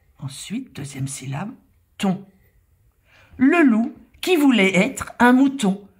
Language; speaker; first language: French; native; French